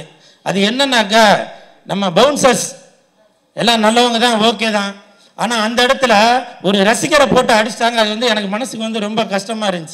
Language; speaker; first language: Tamil; native; Tamil